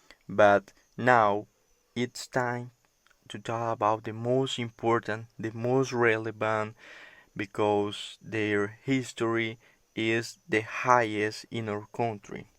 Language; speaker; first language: English; non-native, learner; Spanish